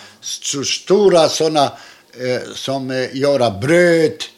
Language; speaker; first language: Swedish; non-native, learner; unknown